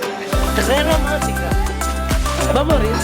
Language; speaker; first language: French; non-native, learner; Spanish